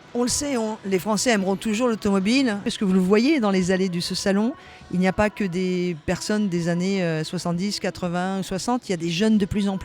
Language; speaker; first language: French; native; French